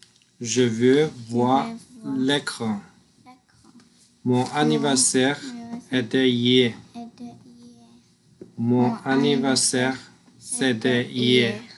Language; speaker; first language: French; non-native, learner; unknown